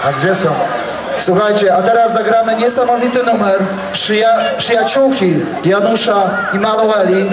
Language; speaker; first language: Polish; native; Polish